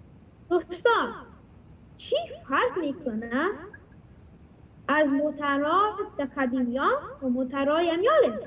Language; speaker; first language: Persian; early bilingual, heritage; Persian